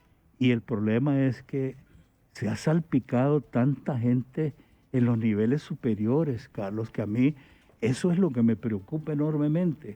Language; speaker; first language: Spanish; native; Spanish